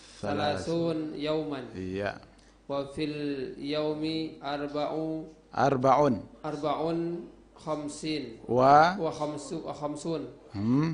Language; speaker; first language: Arabic; non-native, learner; Indonesian